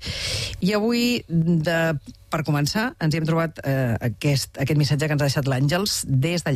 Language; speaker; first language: Catalan; native; Catalan